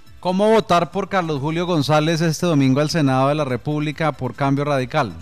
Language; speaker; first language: Spanish; native; Spanish